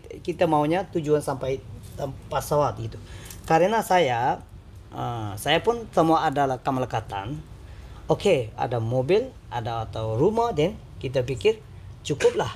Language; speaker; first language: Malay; non-native, learner; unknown